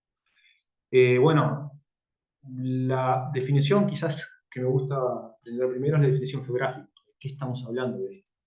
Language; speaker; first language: Spanish; native; Spanish